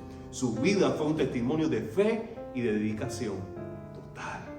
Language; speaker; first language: Spanish; native; Spanish